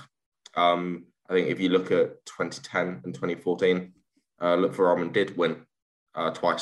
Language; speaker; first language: English; native; English